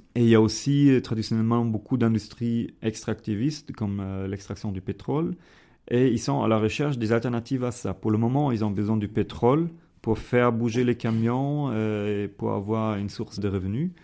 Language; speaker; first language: French; non-native, fluent; German